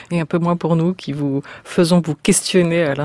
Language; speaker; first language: French; native; French